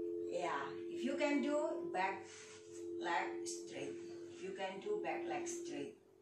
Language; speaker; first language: English; non-native, learner; Indonesian